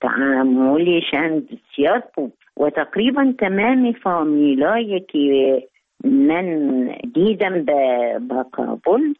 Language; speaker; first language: Persian; non-native, learner; Arabic